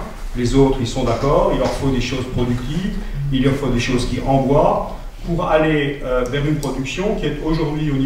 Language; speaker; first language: French; native; French